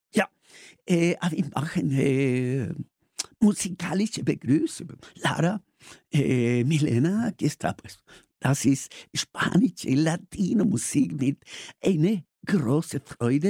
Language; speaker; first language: German; non-native, learner; Spanish